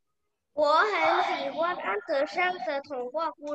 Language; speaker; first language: Chinese; non-native, learner; Indonesian